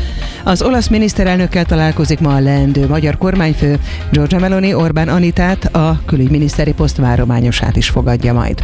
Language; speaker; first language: Hungarian; native; Hungarian